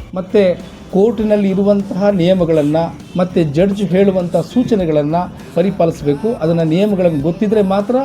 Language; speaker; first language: Kannada; native; Kannada